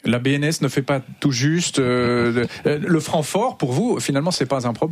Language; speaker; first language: French; native; French